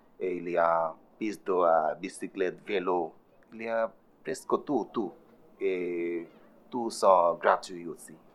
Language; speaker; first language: French; non-native, learner; Bangla